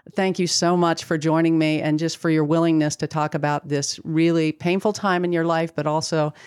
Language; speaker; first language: English; native; English